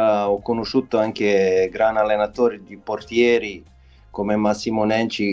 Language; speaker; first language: Italian; non-native, fluent; Serbian